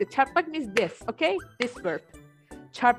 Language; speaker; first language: English; non-native, fluent; Turkish